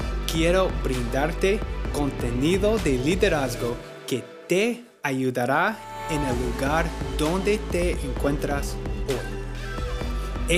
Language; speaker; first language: Spanish; non-native, fluent; English